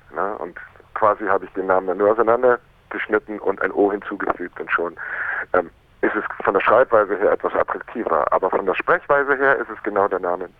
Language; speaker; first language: German; native; German